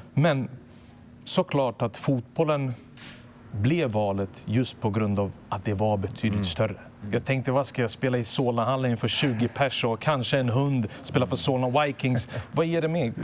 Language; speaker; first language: Swedish; early bilingual, other home language; Serbian